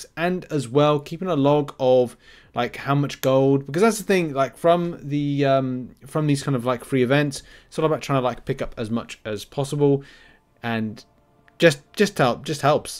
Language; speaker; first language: English; native; English